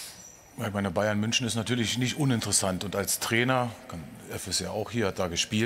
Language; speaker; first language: German; native; German